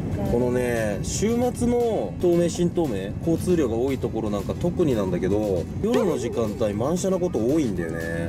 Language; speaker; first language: Japanese; native; Japanese